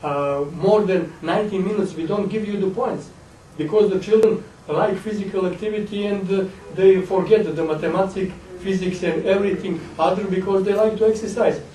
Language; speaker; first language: English; non-native, fluent; Serbian